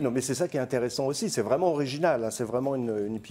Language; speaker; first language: French; native; French